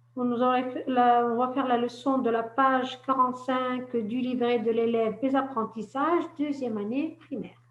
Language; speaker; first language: French; non-native, local second language; Arabic